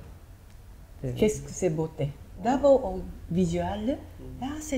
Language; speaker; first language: French; non-native, learner; Japanese